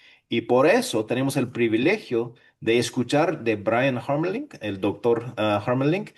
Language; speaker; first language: Spanish; non-native, fluent; English